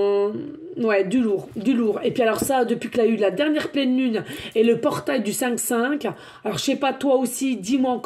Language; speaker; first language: French; native; French